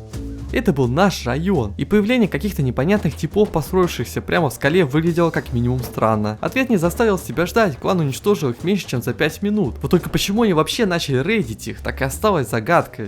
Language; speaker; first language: Russian; native; Russian